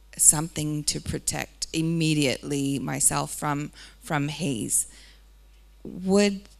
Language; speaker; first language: English; native; English